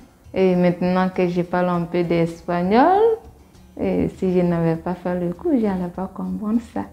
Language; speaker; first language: French; non-native, learner; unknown